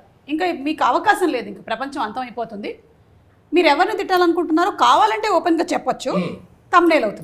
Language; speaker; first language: Telugu; native; Telugu